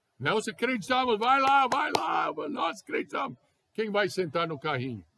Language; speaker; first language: Portuguese; non-native, fluent; English